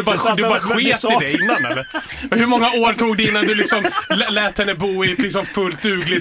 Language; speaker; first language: Swedish; native; Swedish